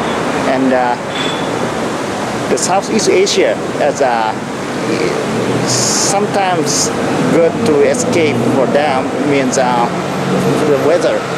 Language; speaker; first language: English; non-native, fluent; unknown